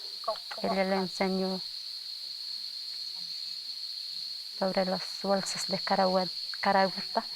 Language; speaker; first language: Spanish; non-native, local second language; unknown